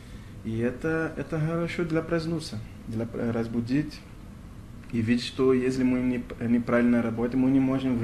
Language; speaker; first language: Russian; non-native, learner; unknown